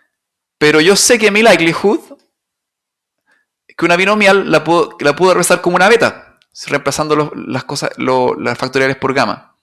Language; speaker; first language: Spanish; native; Spanish